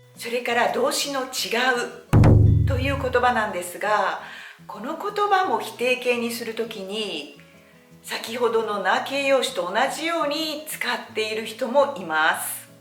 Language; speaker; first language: Japanese; native; Japanese